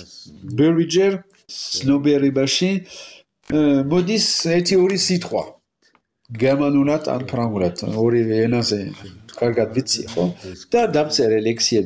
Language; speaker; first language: Georgian; non-native, learner; French